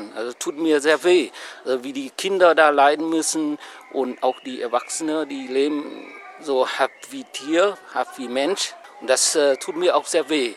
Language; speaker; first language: German; non-native, learner; Vietnamese